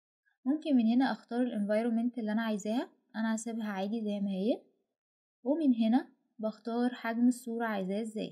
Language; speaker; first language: Arabic; native; Arabic